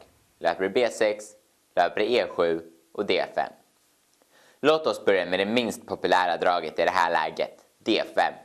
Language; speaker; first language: Swedish; native; Swedish